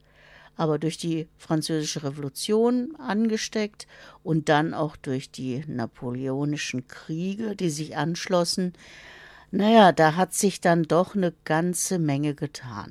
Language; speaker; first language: German; native; German